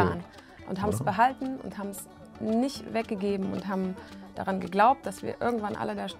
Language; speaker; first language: German; native; German